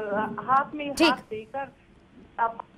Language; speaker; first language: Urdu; non-native, fluent; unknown